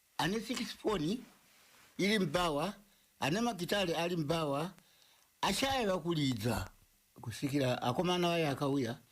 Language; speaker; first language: Shona; non-native, fluent; Nyanja